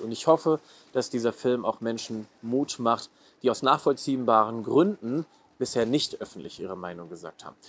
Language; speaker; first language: German; native; German